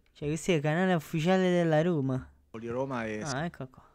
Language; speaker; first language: Italian; native; Italian